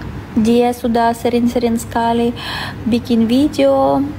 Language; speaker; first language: Indonesian; non-native, fluent; Russian